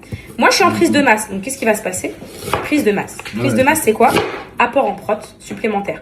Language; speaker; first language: French; native; French